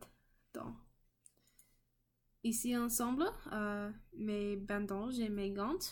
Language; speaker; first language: French; non-native, learner; English